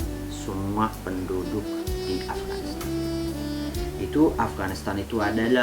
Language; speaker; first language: Indonesian; non-native, fluent; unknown